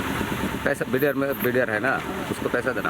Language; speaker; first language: Hindi; non-native, learner; Bangla